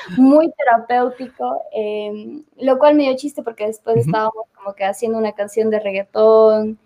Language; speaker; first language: Spanish; native; Spanish